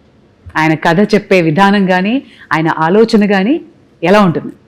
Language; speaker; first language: Telugu; native; Telugu